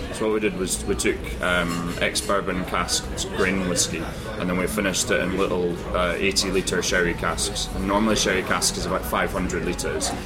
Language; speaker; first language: English; native; English